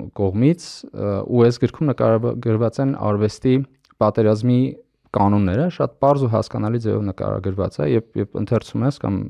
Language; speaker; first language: Armenian; native; Armenian